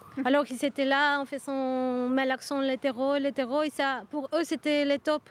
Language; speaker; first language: French; non-native, fluent; Spanish